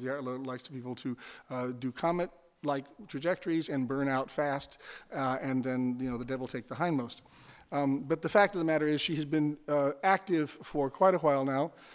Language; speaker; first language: English; native; English